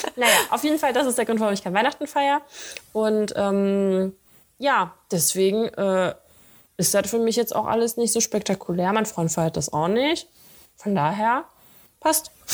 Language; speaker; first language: German; early bilingual, other home language; Russian